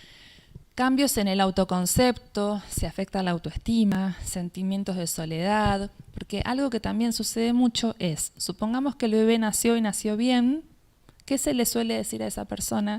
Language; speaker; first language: Spanish; native; Spanish